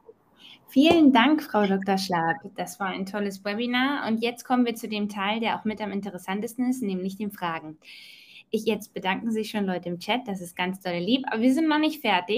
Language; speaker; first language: German; native; German